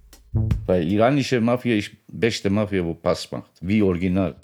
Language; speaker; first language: German; non-native, learner; Turkish